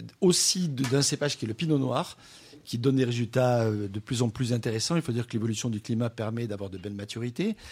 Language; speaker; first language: French; native; French